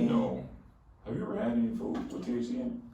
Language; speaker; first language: English; native; English